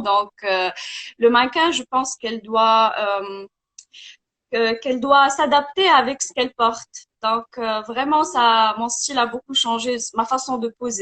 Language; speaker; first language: French; non-native, local second language; Arabic